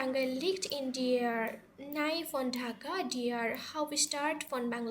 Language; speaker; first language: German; non-native, learner; Bangla